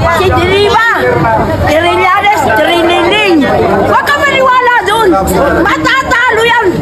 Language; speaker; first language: Filipino; non-native, local second language; Iloko